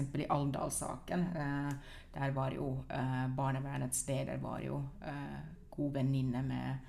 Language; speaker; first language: Norwegian; non-native, fluent; Finnish